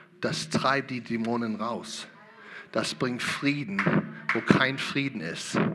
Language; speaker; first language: German; non-native, learner; English